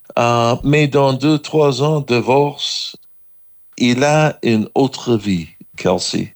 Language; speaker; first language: French; non-native, learner; English